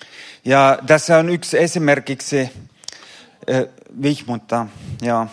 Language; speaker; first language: Finnish; non-native, fluent; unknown